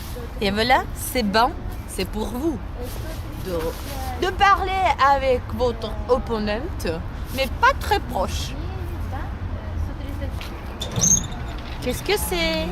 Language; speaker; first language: French; non-native, learner; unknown